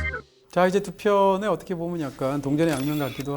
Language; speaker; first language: Korean; native; Korean